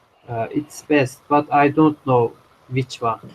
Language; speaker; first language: English; non-native, learner; Turkish